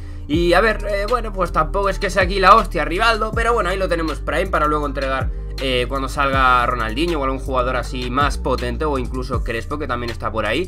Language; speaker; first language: Spanish; native; Spanish